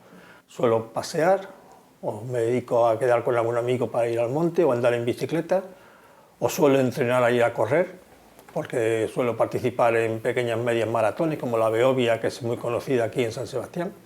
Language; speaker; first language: Spanish; native; Spanish